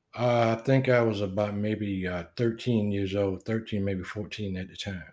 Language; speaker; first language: English; native; English